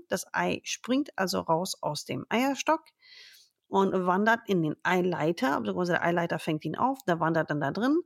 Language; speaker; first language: German; non-native, fluent; English